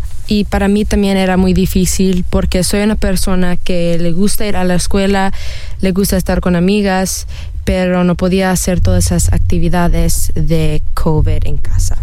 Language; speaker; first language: Spanish; early bilingual, heritage; Spanish